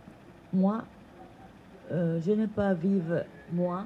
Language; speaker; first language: French; non-native, fluent; Italian